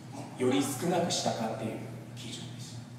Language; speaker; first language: Japanese; non-native, fluent; Korean